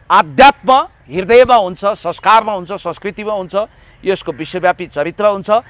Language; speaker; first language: Nepali; native; Nepali